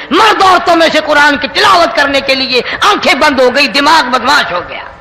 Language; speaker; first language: Urdu; non-native, local second language; Saraiki